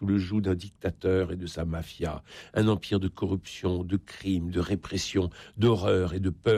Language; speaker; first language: French; native; French